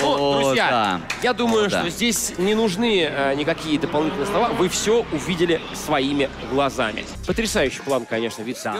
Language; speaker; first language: Russian; native; Russian